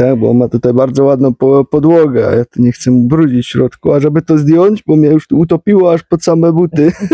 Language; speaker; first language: Polish; native; Polish